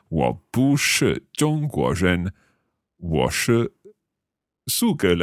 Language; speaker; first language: Chinese; non-native, learner; English